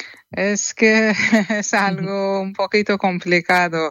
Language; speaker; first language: Spanish; non-native, learner; Persian